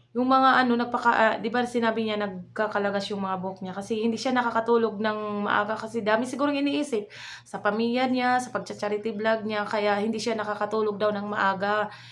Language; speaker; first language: Filipino; non-native, local second language; Waray